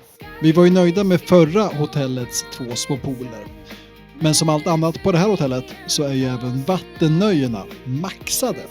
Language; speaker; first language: Swedish; native; Swedish